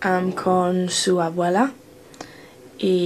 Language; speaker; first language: Spanish; non-native, learner; English